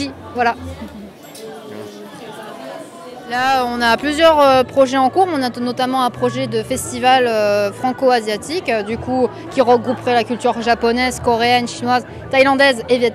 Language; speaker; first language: French; native; French